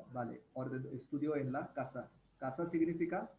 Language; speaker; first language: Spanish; non-native, fluent; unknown